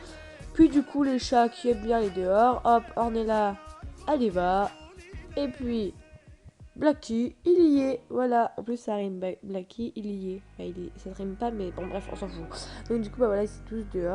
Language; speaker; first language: French; native; French